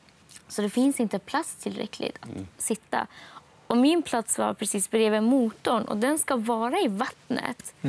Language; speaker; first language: Swedish; non-native, fluent; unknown